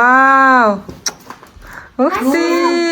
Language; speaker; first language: Russian; non-native, local second language; Kazakh